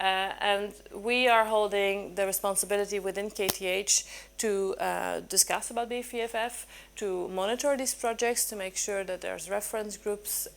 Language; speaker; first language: English; non-native, fluent; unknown